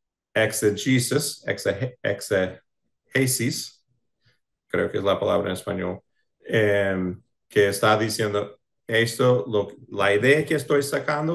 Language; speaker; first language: Spanish; non-native, fluent; English